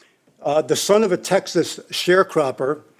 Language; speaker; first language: English; native; English